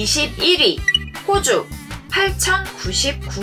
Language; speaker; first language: Korean; native; Korean